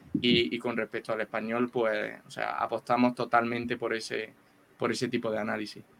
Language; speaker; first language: Spanish; native; Spanish